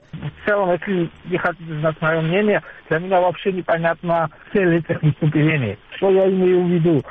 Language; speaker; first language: Russian; non-native, local second language; Georgian